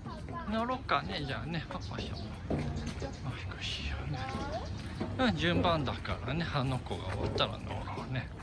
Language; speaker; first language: Japanese; native; Japanese